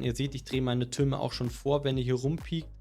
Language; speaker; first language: German; native; German